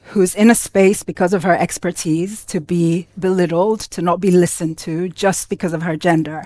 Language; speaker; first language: English; non-native, local second language; Finnish